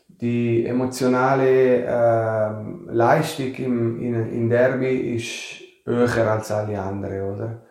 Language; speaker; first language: German; non-native, fluent; Italian